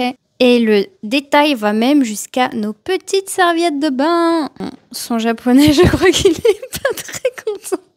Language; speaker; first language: French; native; French